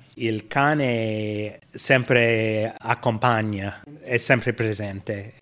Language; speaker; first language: Italian; non-native, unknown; English